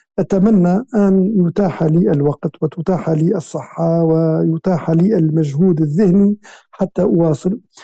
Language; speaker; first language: Arabic; native; Arabic